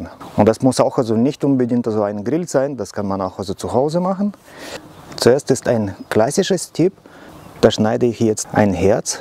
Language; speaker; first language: German; non-native, learner; Russian